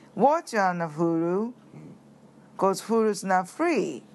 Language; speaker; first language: English; non-native, learner; Japanese